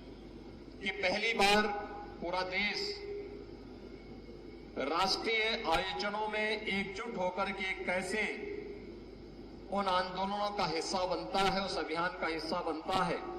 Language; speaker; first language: Hindi; native; Hindi